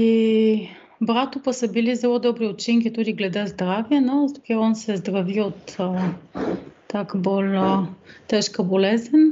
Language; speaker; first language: Slovenian; non-native, fluent; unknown